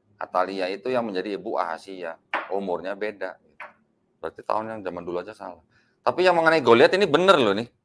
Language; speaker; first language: Indonesian; native; Indonesian